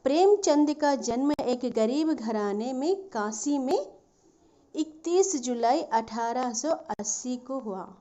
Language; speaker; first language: Hindi; non-native, local second language; Telugu